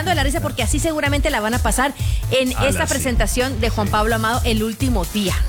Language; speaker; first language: Spanish; native; Spanish